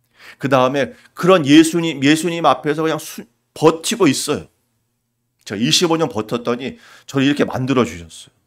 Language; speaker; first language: Korean; native; Korean